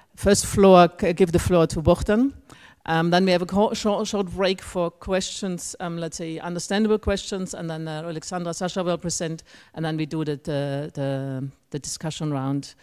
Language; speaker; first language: English; non-native, fluent; German